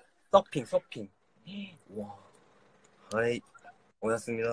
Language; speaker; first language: Japanese; non-native, learner; Korean